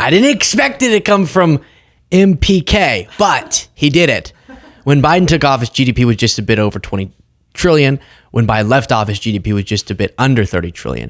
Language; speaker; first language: English; native; English